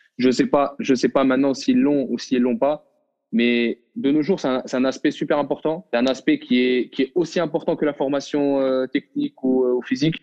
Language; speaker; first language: French; non-native, local second language; Arabic